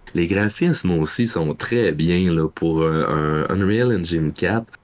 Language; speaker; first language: French; native; French